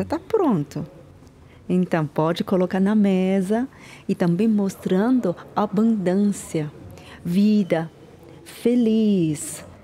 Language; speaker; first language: Portuguese; non-native, learner; Chinese